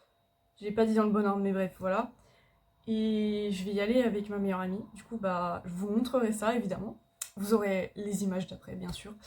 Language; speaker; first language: French; native; French